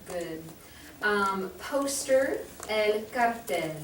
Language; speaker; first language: Spanish; non-native, fluent; English